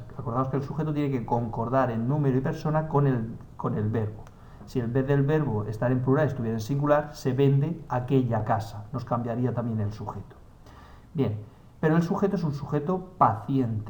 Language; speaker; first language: Spanish; native; Spanish